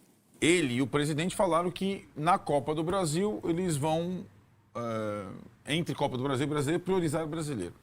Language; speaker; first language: Portuguese; native; Portuguese